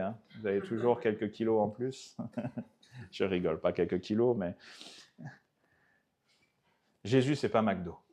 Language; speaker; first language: French; native; French